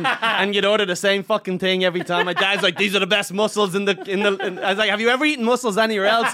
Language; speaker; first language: English; native; English